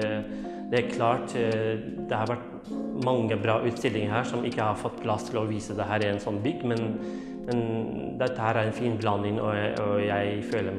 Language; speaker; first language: Norwegian; non-native, fluent; Kurdish